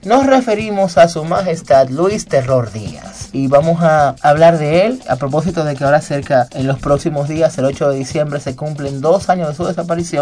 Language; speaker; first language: Spanish; native; Spanish